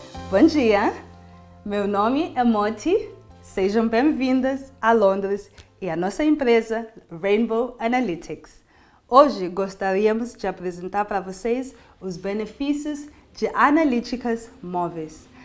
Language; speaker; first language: Portuguese; non-native, learner; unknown